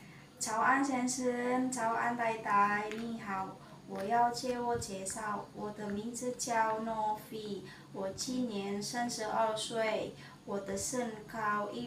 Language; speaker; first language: Chinese; non-native, learner; Indonesian